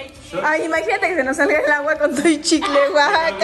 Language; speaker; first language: Spanish; native; Spanish